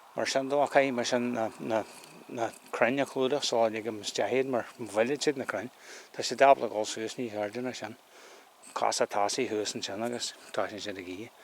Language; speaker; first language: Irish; native; Irish